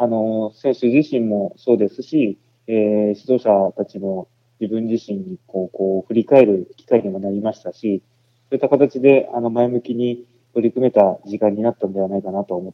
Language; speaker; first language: Japanese; native; Japanese